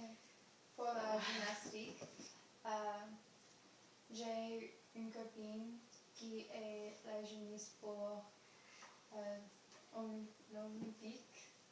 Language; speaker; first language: French; non-native, learner; English